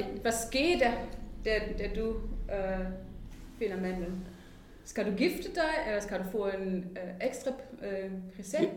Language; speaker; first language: Danish; non-native, fluent; German